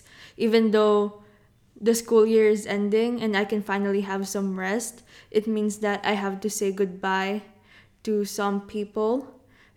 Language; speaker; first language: English; non-native, local second language; Filipino